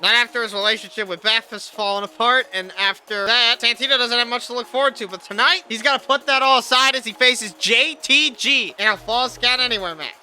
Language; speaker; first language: English; native; English